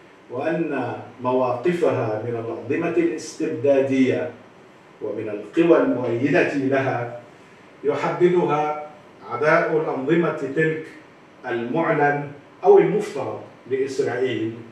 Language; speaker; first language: Arabic; native; Arabic